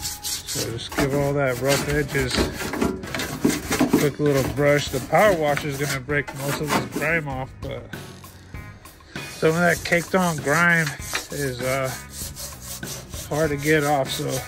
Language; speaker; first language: English; native; English